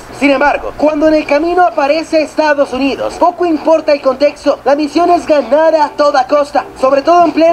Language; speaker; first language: Spanish; native; Spanish